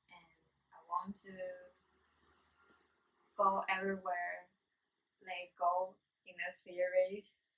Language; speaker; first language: English; non-native, learner; Chinese